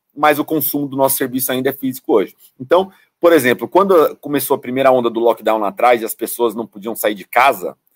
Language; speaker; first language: Portuguese; native; Portuguese